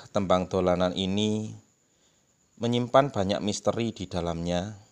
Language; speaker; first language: Indonesian; non-native, local second language; Javanese